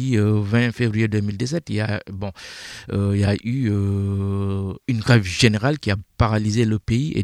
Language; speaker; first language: French; non-native, local second language; Fula